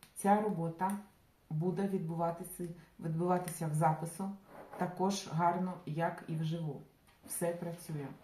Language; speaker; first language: Ukrainian; non-native, local second language; Russian